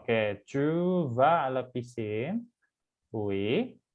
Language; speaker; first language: French; non-native, fluent; Indonesian